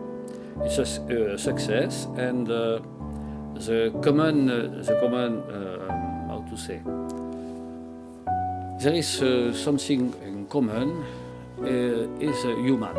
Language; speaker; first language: English; non-native, learner; French